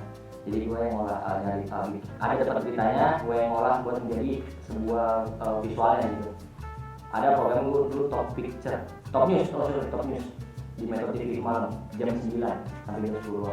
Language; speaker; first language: Indonesian; native; Indonesian